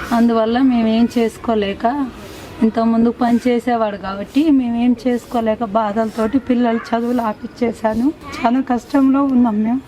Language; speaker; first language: Telugu; native; Telugu